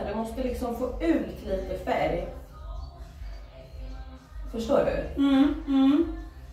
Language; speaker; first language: Swedish; native; Swedish